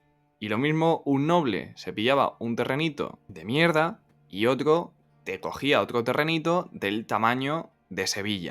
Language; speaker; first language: Spanish; native; Spanish